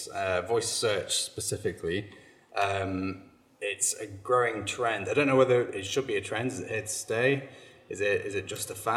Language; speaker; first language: English; native; English